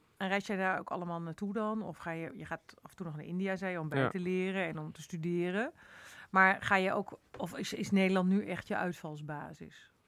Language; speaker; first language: Dutch; native; Dutch